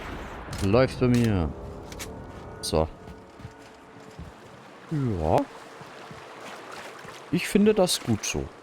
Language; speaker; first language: German; native; German